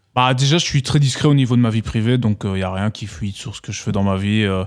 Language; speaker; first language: French; native; French